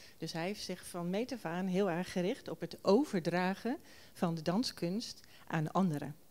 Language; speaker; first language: Dutch; native; Dutch